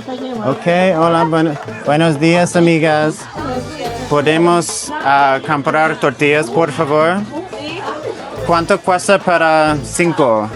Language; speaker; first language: Spanish; non-native, learner; English